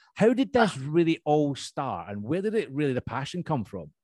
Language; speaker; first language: English; native; English